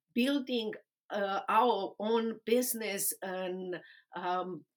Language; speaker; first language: English; non-native, fluent; Romanian